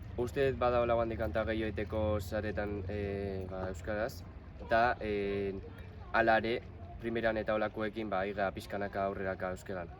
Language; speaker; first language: Basque; native; Basque